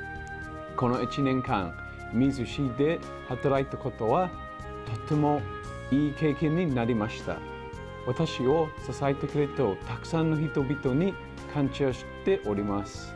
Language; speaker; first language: Japanese; non-native, fluent; English